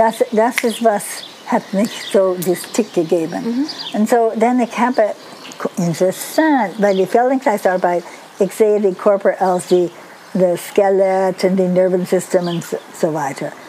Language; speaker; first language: German; non-native, learner; Dutch